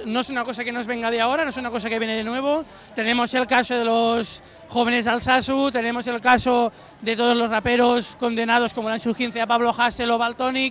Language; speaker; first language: Spanish; non-native, local second language; Catalan